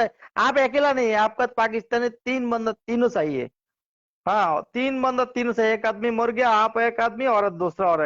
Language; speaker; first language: Hindi; non-native, learner; Bangla